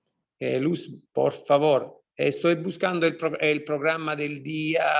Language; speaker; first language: Spanish; non-native, fluent; Italian